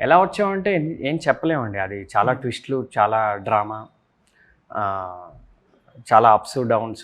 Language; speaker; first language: Telugu; native; Telugu